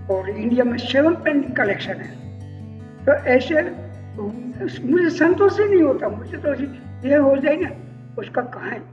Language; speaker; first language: Hindi; non-native, local second language; Gujarati